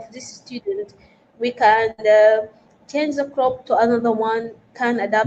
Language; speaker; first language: English; non-native, fluent; Arabic